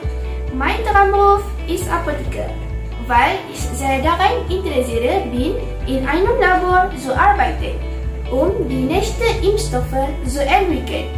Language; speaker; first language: German; non-native, learner; Malay